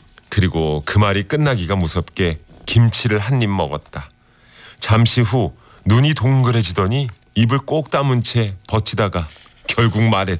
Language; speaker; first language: Korean; native; Korean